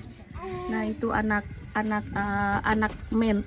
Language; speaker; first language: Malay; non-native, local second language; Javanese